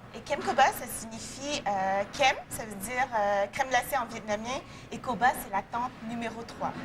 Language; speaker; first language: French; early bilingual, other home language; Vietnamese